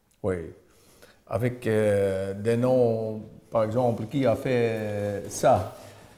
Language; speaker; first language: French; non-native, learner; Dutch